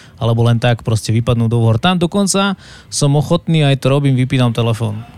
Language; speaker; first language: Slovak; native; Slovak